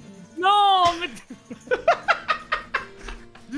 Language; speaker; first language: French; native; French